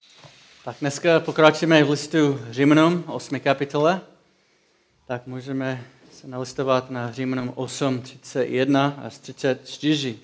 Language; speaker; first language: Czech; non-native, fluent; English